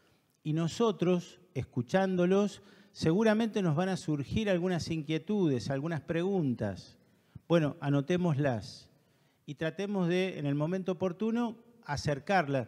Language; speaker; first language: Spanish; native; Spanish